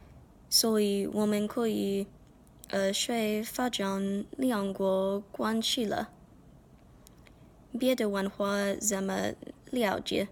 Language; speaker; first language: Chinese; non-native, learner; English